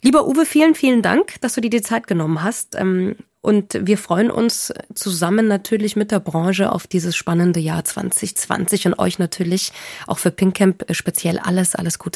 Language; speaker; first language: German; native; German